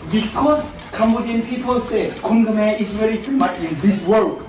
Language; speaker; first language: English; non-native, learner; Thai